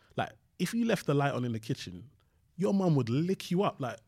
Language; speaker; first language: English; early bilingual, other home language; Yoruba